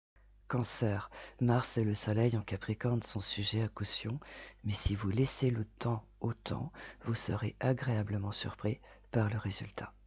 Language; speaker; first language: French; native; French